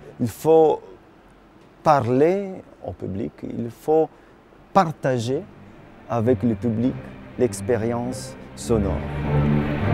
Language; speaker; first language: French; non-native, fluent; Italian